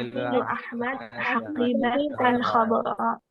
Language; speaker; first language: Arabic; non-native, learner; Tamil